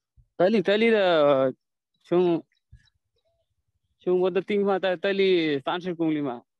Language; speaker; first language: Chinese; non-native, learner; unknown